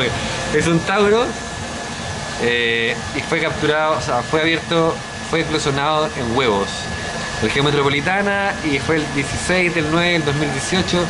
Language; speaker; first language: Spanish; native; Spanish